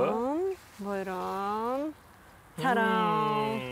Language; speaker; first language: Turkish; non-native, fluent; Polish